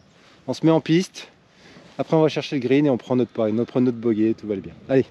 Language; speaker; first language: French; native; French